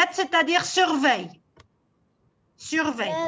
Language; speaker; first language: French; non-native, local second language; Arabic